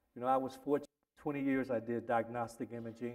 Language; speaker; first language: English; native; English